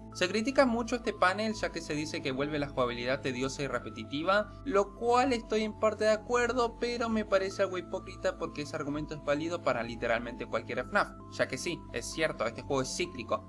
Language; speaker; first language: Spanish; native; Spanish